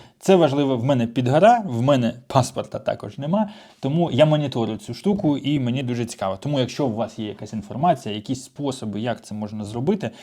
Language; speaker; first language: Ukrainian; non-native, local second language; Russian